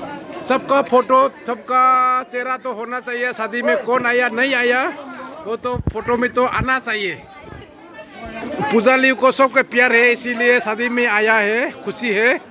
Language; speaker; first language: Hindi; non-native, local second language; Rongmei Naga